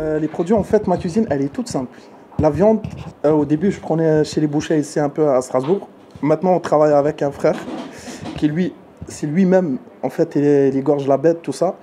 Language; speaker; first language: French; early bilingual, other home language; Arabic